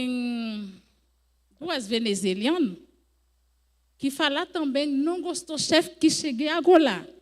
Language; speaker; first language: Portuguese; non-native, learner; French